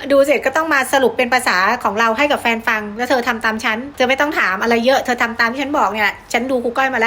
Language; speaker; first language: Thai; native; Thai